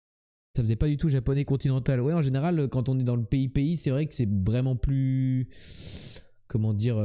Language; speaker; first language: French; native; French